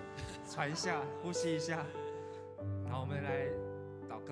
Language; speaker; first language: Chinese; native; Chinese